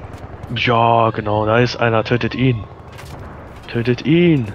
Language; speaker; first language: German; native; German